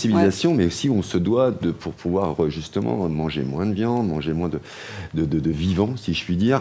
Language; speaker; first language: French; native; French